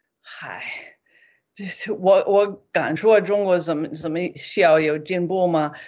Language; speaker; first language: Chinese; non-native, fluent; English